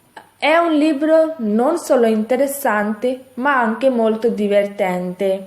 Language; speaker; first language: Italian; non-native, fluent; Urdu